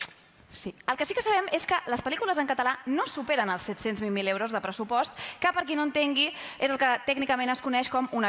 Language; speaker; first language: Catalan; native; Catalan